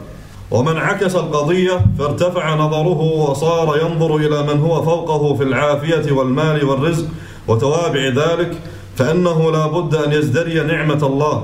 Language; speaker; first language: Arabic; native; Arabic